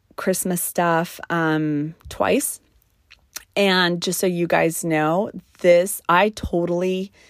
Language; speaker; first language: English; native; English